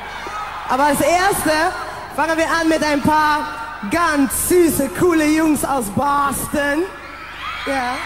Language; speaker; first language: German; non-native, learner; English